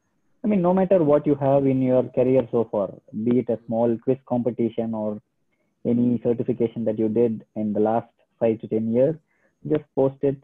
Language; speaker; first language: English; non-native, local second language; Tamil